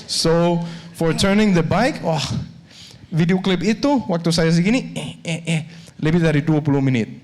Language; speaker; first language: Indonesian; non-native, fluent; Danish